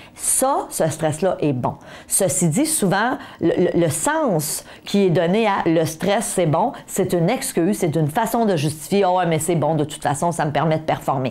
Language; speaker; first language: French; native; French